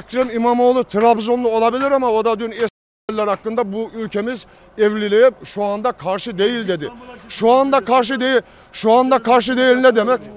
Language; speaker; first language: Turkish; native; Turkish